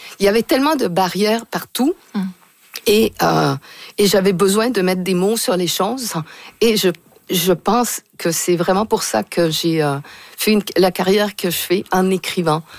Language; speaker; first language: French; native; French